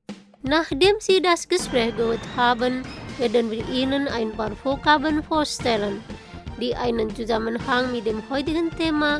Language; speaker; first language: German; non-native, fluent; Indonesian